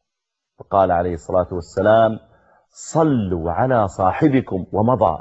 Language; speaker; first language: Arabic; native; Arabic